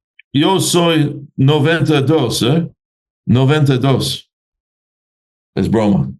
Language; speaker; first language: Spanish; non-native, learner; English